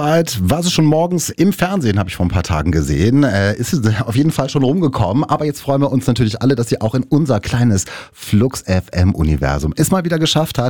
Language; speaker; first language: German; native; German